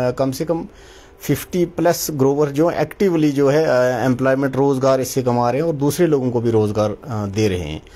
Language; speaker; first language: Hindi; non-native, local second language; Kashmiri